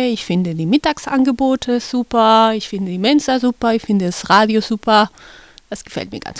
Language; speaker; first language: German; non-native, fluent; Spanish